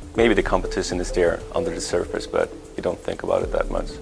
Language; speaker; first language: English; non-native, fluent; Swedish